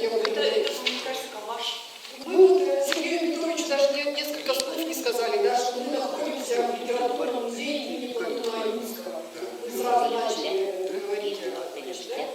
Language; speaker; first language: Russian; native; Russian